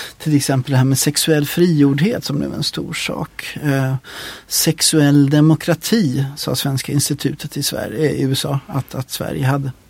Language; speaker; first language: Swedish; native; Swedish